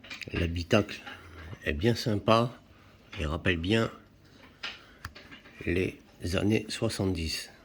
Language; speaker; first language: French; native; French